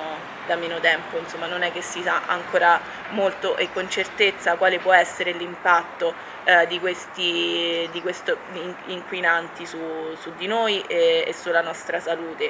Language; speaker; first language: Italian; native; Italian